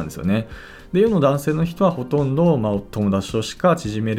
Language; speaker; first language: Japanese; native; Japanese